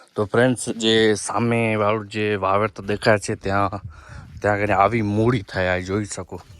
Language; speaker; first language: Gujarati; non-native, local second language; Kachhi